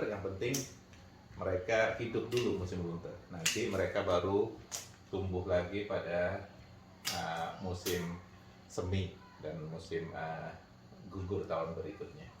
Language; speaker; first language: Indonesian; native; Indonesian